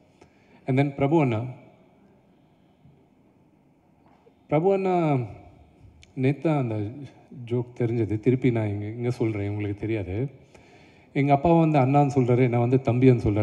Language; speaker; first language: Tamil; non-native, local second language; Telugu